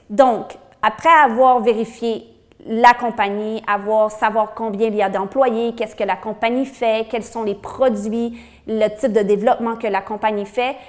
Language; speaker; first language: French; native; French